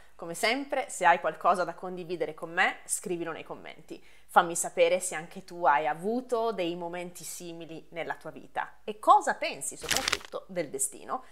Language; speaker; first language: Italian; native; Italian